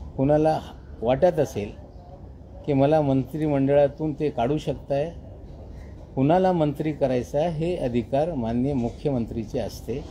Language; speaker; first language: Hindi; native; Hindi